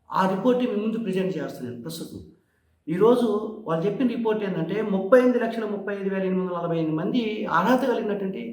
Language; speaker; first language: Telugu; native; Telugu